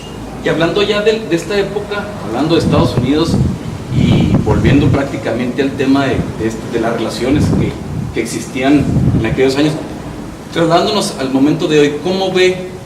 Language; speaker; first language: Spanish; native; Spanish